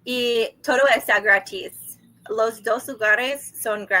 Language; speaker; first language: Spanish; non-native, learner; English